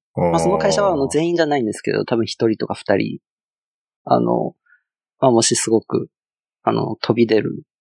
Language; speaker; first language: Japanese; non-native, fluent; Chinese